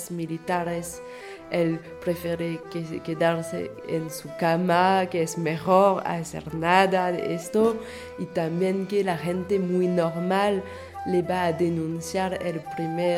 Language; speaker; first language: Spanish; non-native, fluent; French